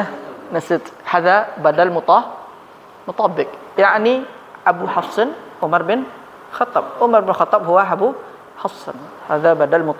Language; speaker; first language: Arabic; non-native, fluent; Indonesian